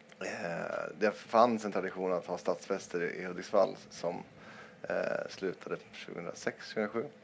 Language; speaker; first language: Swedish; native; Swedish